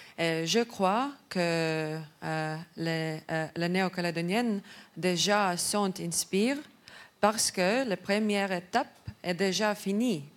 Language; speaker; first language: French; non-native, learner; Estonian